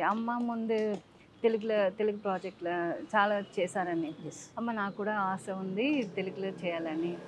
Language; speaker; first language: Telugu; non-native, local second language; Tamil